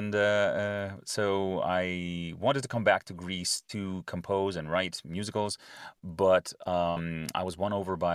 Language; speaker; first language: English; non-native, fluent; Greek